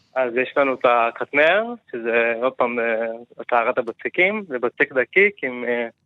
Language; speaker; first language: Hebrew; non-native, fluent; Turkish